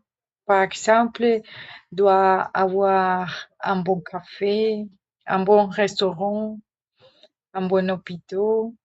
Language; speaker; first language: French; non-native, learner; Spanish